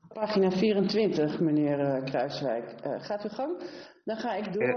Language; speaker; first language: Dutch; native; Dutch